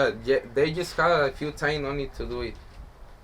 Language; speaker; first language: English; non-native, learner; Spanish